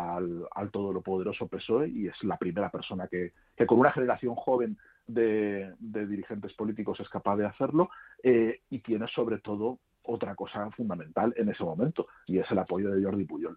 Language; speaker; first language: Spanish; native; Spanish